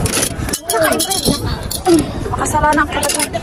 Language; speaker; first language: Filipino; native; Filipino